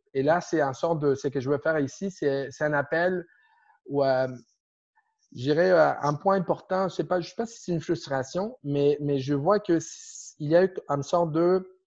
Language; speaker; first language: French; non-native, fluent; Spanish